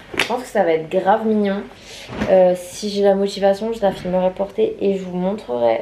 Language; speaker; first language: French; native; French